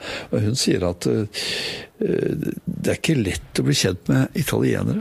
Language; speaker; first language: Norwegian; native; Norwegian